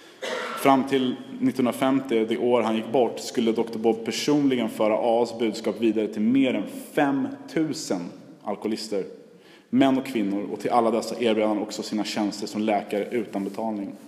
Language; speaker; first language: Swedish; native; Swedish